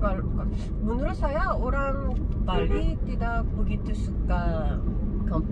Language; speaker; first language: Indonesian; non-native, learner; Korean